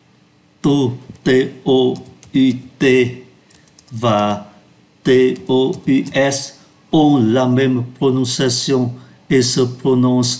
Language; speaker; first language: French; non-native, fluent; Vietnamese